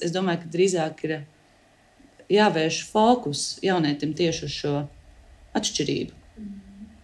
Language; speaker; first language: Latvian; early bilingual, heritage; Latvian